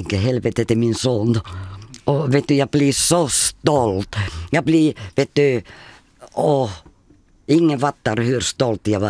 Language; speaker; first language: Swedish; non-native, learner; Finnish